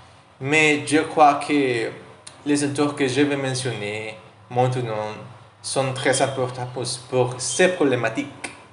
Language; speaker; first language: French; non-native, learner; Spanish